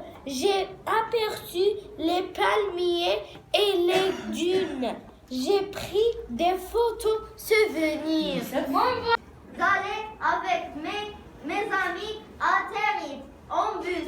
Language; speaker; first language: French; non-native, learner; Arabic